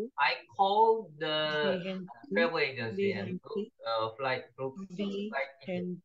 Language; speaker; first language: English; non-native, learner; Korean